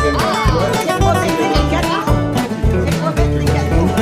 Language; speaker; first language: French; non-native, learner; Filipino